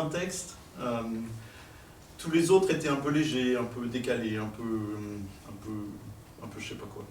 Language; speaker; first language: French; native; French